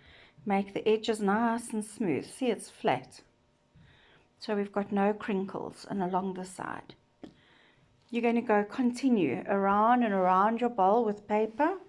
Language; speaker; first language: English; native; English